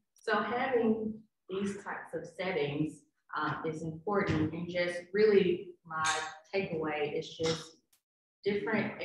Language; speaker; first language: English; native; English